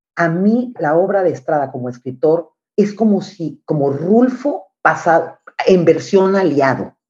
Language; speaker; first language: Spanish; native; Spanish